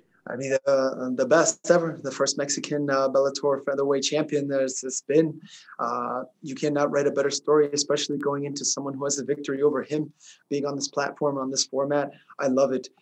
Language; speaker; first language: English; early bilingual, other home language; Spanish